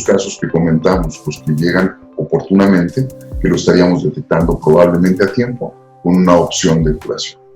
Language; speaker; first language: Spanish; native; Spanish